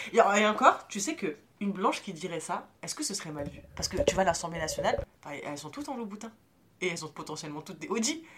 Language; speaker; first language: French; early bilingual, other home language; Arabic